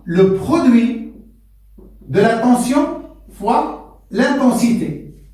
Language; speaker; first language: French; non-native, local second language; Arabic